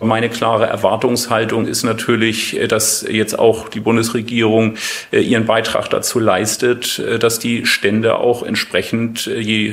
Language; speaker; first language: German; native; German